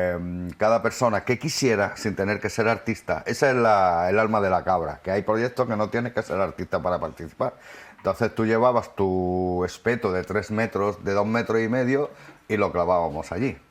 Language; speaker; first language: Spanish; native; Spanish